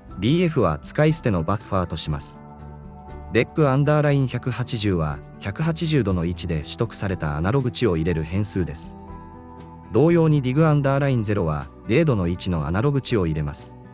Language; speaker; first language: Japanese; native; Japanese